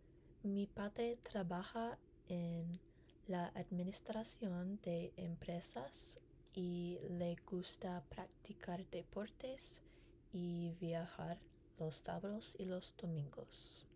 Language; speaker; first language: Spanish; non-native, learner; English